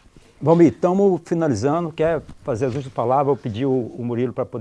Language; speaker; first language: Portuguese; native; Portuguese